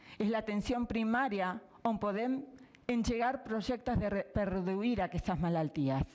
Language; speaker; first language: Catalan; non-native, fluent; Spanish